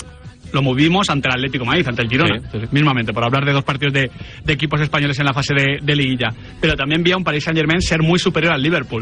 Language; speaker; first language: Spanish; native; Spanish